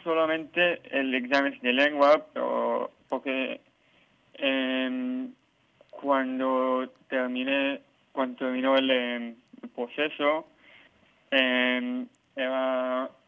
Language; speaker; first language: Spanish; non-native, learner; Hebrew